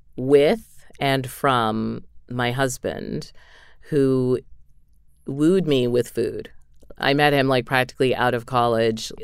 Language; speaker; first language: English; native; English